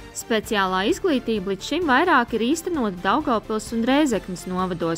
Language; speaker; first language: Latvian; native; Latvian